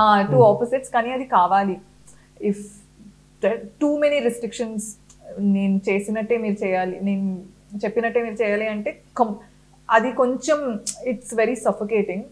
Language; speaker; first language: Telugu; non-native, fluent; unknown